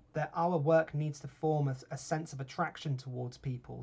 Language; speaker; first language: English; native; English